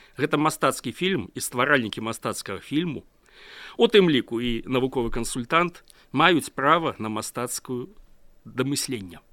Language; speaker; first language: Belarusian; native; Belarusian